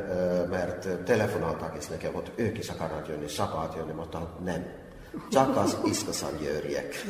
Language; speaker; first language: Hungarian; non-native, fluent; Finnish